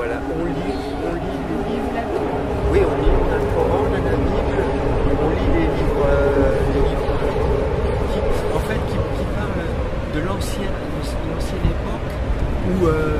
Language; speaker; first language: French; native; French